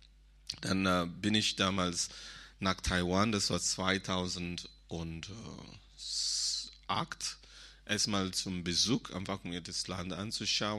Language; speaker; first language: German; non-native, fluent; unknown